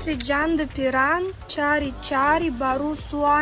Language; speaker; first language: Indonesian; non-native, learner; Russian